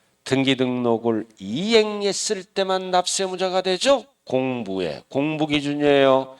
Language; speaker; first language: Korean; native; Korean